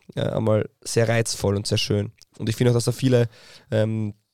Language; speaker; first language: German; native; German